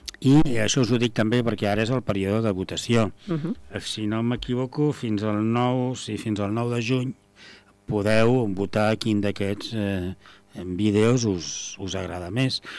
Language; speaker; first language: Catalan; native; Catalan